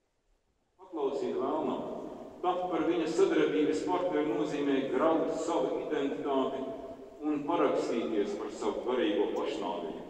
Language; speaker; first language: Latvian; native; Latvian